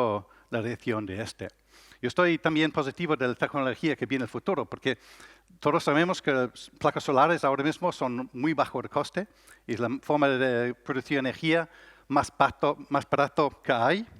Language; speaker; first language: Spanish; non-native, learner; English